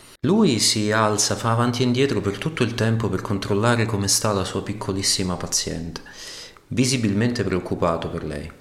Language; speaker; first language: Italian; native; Italian